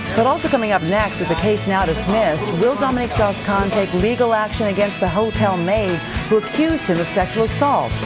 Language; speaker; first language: English; native; English